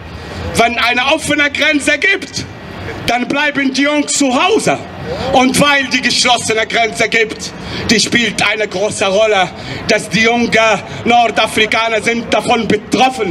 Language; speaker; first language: German; non-native, fluent; Arabic